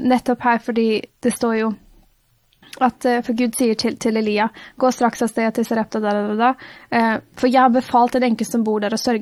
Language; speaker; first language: Norwegian; native; Norwegian